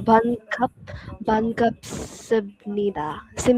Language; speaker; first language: Korean; non-native, learner; Bangla